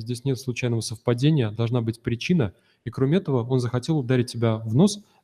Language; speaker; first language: Russian; native; Russian